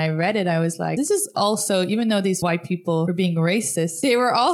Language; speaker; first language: English; native; English